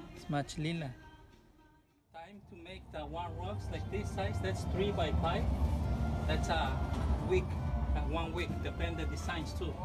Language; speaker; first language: English; non-native, learner; Spanish